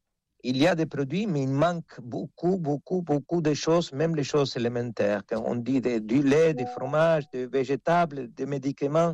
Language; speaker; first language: French; non-native, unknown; Spanish